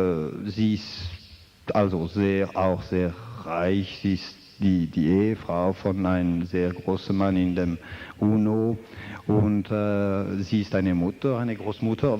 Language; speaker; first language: German; non-native, fluent; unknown